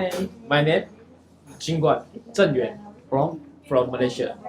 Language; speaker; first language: English; non-native, local second language; Chinese